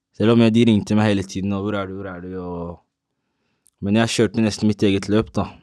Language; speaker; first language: Norwegian; early bilingual, other home language; Somali